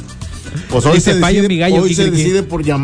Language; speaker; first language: Spanish; native; Spanish